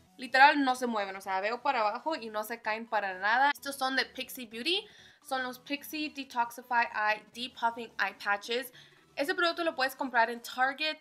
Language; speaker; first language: Spanish; early bilingual, heritage; Spanish